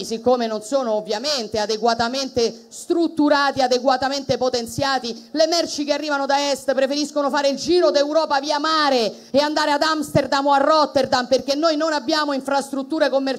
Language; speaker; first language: Italian; native; Italian